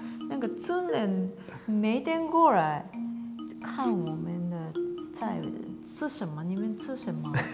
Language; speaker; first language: Chinese; non-native, learner; Japanese